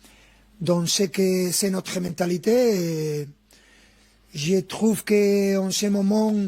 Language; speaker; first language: French; non-native, fluent; Spanish